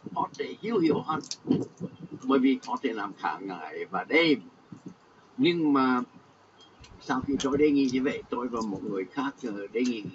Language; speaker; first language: Vietnamese; non-native, fluent; English